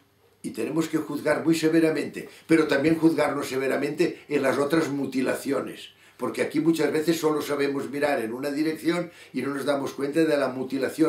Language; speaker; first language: Spanish; native; Spanish